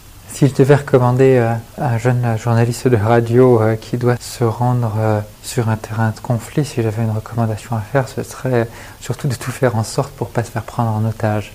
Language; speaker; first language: French; native; French